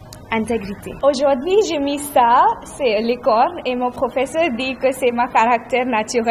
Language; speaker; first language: French; non-native, fluent; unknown